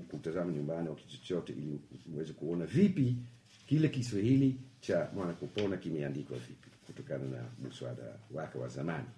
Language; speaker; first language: Swahili; non-native, fluent; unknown